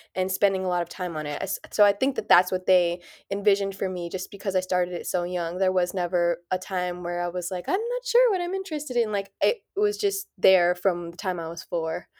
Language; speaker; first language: English; native; English